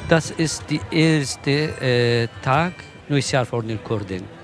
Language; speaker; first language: German; non-native, learner; Kurdish